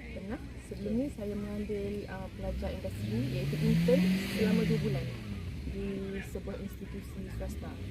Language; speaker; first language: Malay; native; Malay